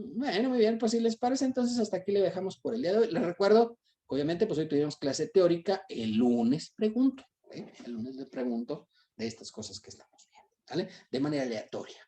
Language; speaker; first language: Spanish; native; Spanish